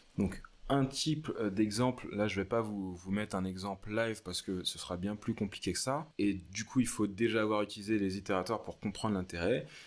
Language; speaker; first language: French; native; French